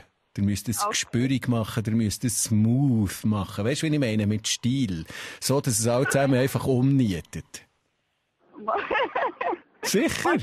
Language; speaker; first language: German; native; German